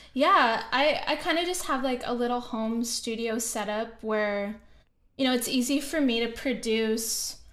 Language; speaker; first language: English; native; English